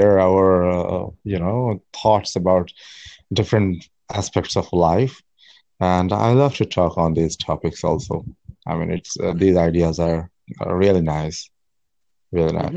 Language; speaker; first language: English; non-native, local second language; Bangla